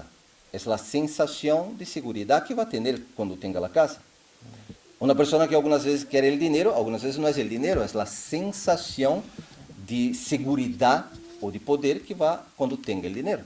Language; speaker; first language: Spanish; non-native, fluent; Portuguese